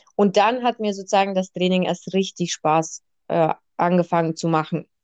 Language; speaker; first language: German; early bilingual, other home language; Russian